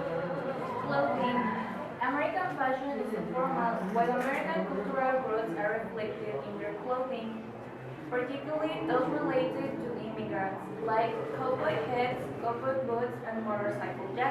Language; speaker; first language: English; non-native, learner; Spanish